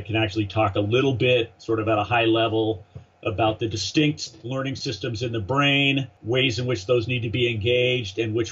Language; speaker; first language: English; native; English